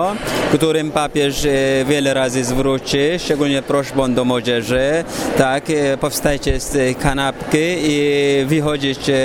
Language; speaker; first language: Polish; non-native, fluent; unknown